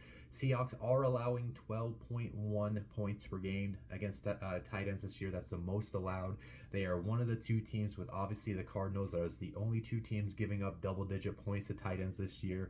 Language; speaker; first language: English; native; English